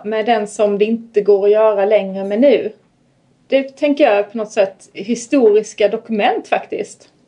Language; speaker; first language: Swedish; native; Swedish